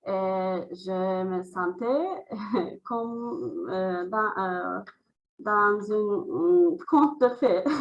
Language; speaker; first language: French; non-native, learner; Azerbaijani